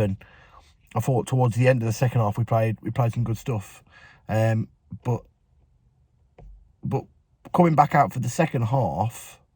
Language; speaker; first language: English; native; English